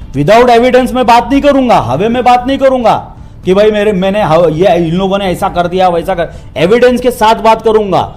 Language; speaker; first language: Hindi; non-native, local second language; Marathi